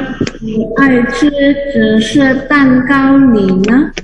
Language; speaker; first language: Chinese; non-native, fluent; Indonesian